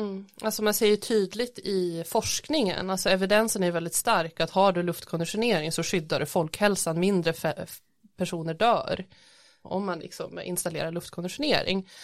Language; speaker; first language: Swedish; native; Swedish